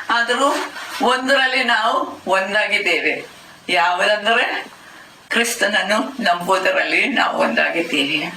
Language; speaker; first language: Kannada; non-native, fluent; German